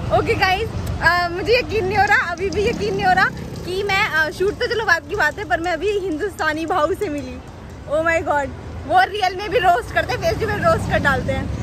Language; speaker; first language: Hindi; native; Hindi